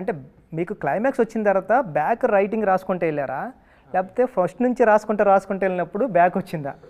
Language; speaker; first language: Telugu; native; Telugu